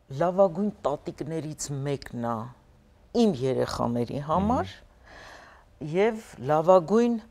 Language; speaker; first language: Armenian; native; Armenian